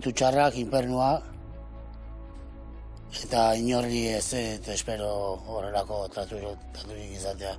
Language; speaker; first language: Basque; native; Basque